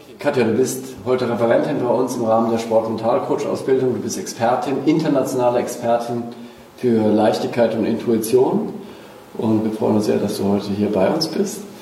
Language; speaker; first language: German; native; German